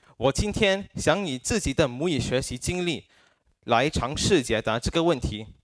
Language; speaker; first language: Chinese; non-native, local second language; English